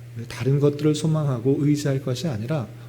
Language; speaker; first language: Korean; native; Korean